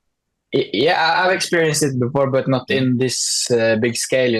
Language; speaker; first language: English; non-native, fluent; Norwegian